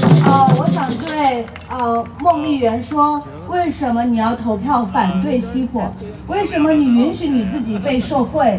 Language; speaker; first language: Chinese; early bilingual, other home language; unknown